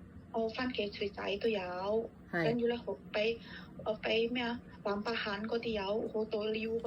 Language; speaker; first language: Cantonese; non-native, learner; Indonesian